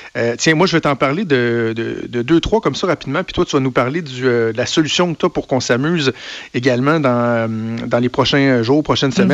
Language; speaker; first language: French; native; French